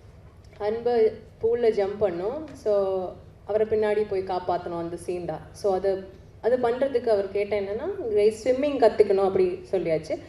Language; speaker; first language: Tamil; non-native, learner; Malayalam